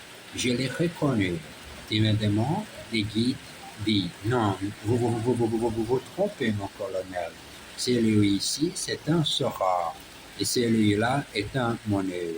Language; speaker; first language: French; non-native, learner; Portuguese